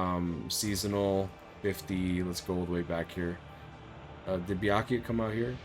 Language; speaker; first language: English; native; English